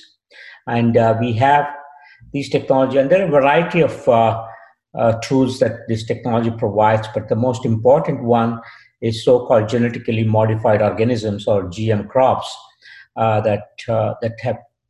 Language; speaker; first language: English; non-native, local second language; Kannada